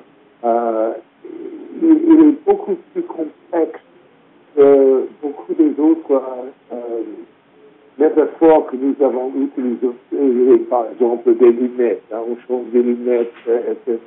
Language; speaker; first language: French; non-native, fluent; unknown